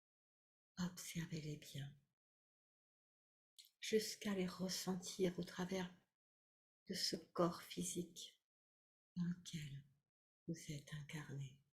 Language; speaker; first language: French; native; French